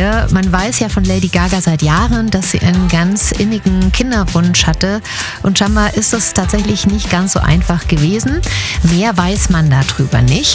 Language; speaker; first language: German; native; German